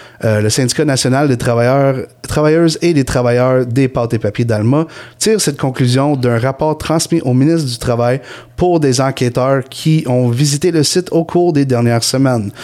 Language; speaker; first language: French; native; French